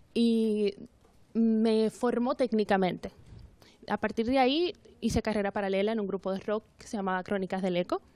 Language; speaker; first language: Spanish; native; Spanish